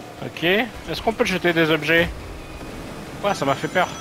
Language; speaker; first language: French; native; French